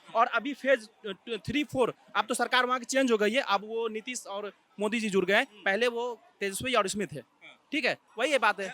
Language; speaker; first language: Hindi; native; Hindi